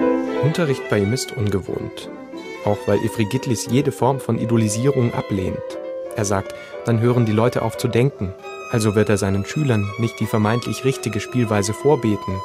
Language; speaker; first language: German; native; German